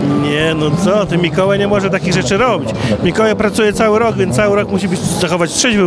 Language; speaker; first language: Polish; native; Polish